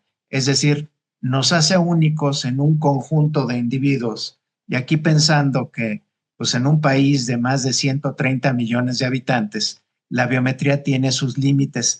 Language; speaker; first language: Spanish; native; Spanish